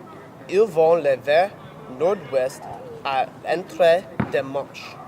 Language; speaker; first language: French; non-native, learner; English